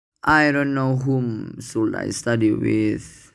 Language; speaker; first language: English; non-native, learner; Indonesian